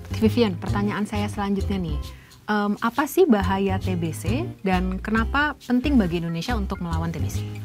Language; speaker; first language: Indonesian; native; Indonesian